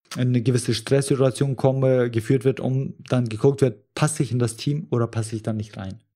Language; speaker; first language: German; early bilingual, other home language; Russian